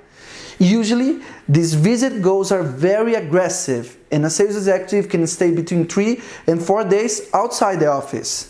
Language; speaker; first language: English; non-native, fluent; Portuguese